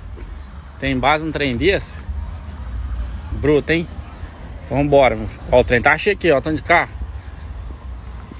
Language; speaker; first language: Portuguese; native; Portuguese